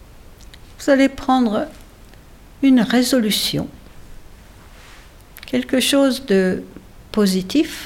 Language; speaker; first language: French; native; French